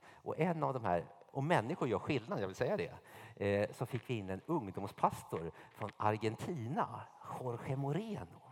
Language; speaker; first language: Swedish; native; Swedish